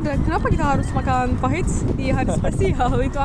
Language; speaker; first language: Indonesian; non-native, fluent; Turkish